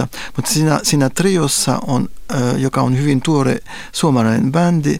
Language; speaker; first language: Finnish; non-native, fluent; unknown